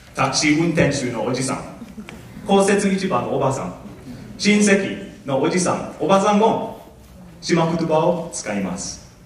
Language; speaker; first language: Japanese; non-native, fluent; English